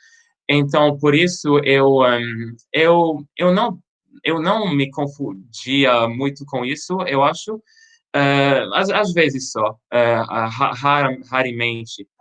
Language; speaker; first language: Portuguese; non-native, fluent; French